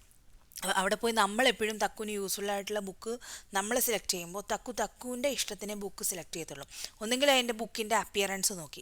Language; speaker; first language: Malayalam; native; Malayalam